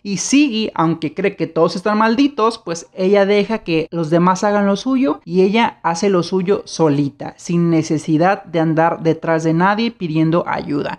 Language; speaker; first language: Spanish; native; Spanish